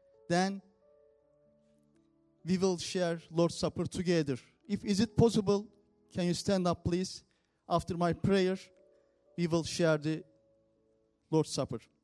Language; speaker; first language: English; non-native, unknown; Turkish